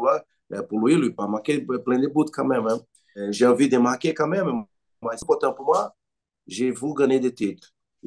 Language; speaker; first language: French; non-native, learner; Portuguese